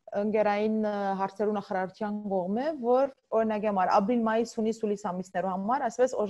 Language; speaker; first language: Armenian; early bilingual, heritage; Armenian